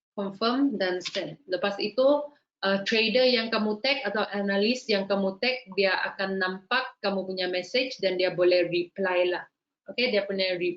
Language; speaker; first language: Malay; native; Malay